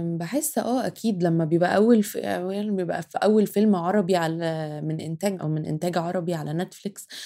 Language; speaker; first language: Arabic; native; Arabic